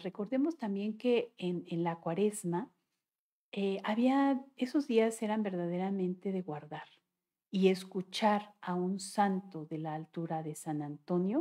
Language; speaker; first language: Spanish; native; Spanish